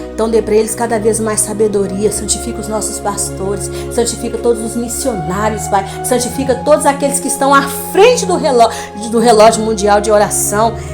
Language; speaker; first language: Portuguese; native; Portuguese